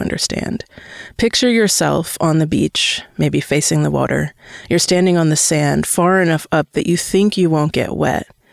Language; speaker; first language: English; native; English